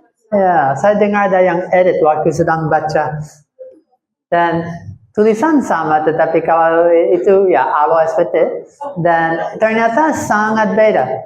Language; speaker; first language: Indonesian; non-native, fluent; English